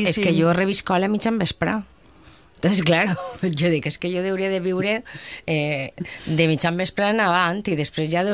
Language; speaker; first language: Catalan; native; Catalan